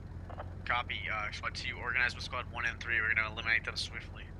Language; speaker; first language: English; native; English